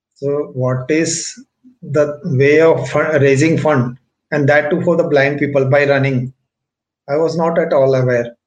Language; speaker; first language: English; non-native, local second language; Punjabi